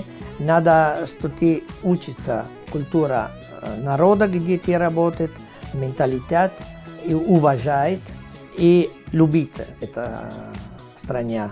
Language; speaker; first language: Russian; non-native, learner; Italian